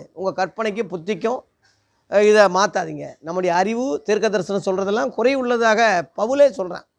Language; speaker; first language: Tamil; non-native, local second language; Telugu